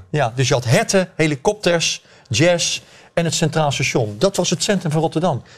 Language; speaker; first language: Dutch; native; Dutch